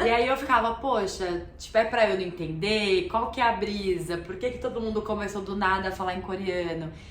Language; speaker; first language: Portuguese; native; Portuguese